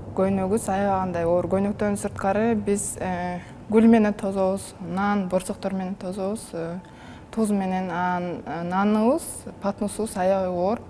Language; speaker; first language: Kyrgyz; native; Kyrgyz